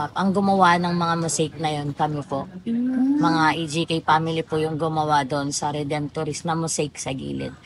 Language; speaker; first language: Filipino; native; Filipino